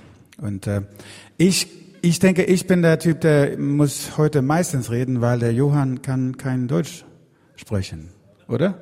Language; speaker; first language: German; non-native, learner; Swedish